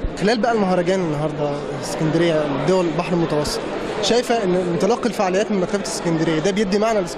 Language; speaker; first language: Arabic; native; Arabic